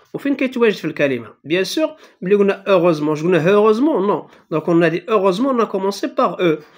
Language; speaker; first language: French; non-native, local second language; Arabic